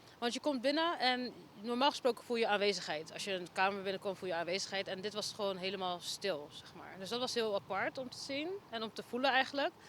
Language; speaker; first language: Dutch; native; Dutch